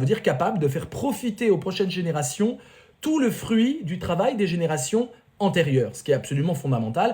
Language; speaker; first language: French; native; French